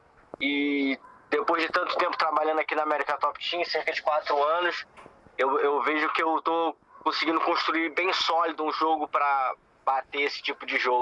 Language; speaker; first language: Portuguese; native; Portuguese